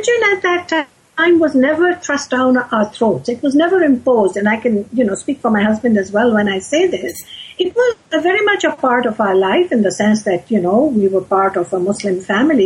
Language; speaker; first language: English; non-native, local second language; Urdu